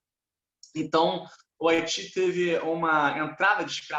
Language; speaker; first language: Portuguese; native; Portuguese